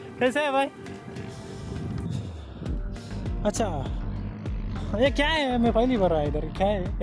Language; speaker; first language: Hindi; non-native, local second language; Telugu